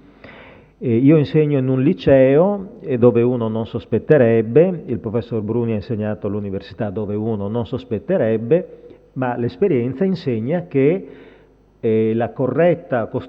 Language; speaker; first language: Italian; native; Italian